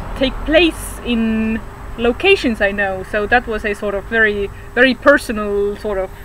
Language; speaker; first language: English; non-native, fluent; Estonian